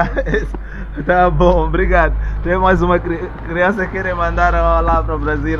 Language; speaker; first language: Portuguese; non-native, local second language; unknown